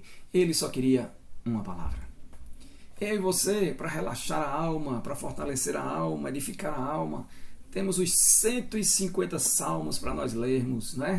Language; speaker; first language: Portuguese; native; Portuguese